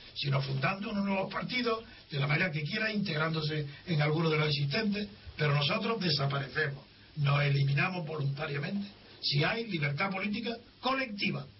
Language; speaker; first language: Spanish; native; Spanish